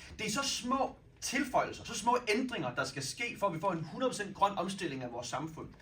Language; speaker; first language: Danish; native; Danish